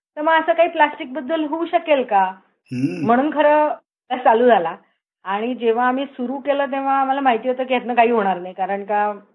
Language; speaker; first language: Marathi; native; Marathi